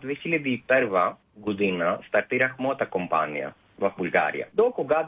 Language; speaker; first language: Bulgarian; non-native, fluent; Greek